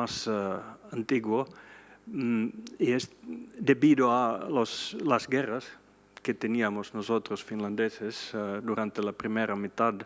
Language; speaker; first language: Spanish; non-native, fluent; Swedish